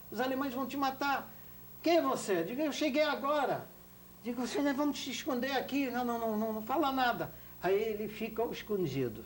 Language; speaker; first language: Portuguese; non-native, fluent; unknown